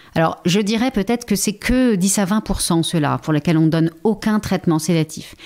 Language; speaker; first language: French; native; French